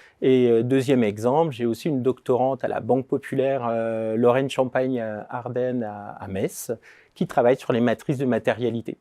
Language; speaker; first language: French; native; French